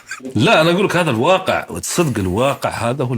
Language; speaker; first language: Arabic; native; Arabic